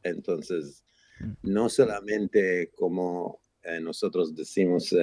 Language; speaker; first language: Spanish; non-native, fluent; Hebrew